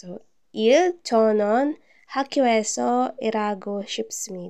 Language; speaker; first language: Korean; non-native, fluent; Filipino